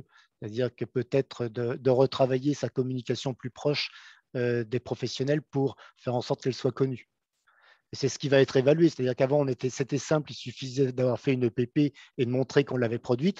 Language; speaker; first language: French; native; French